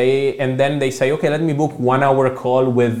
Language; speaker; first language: English; non-native, fluent; Italian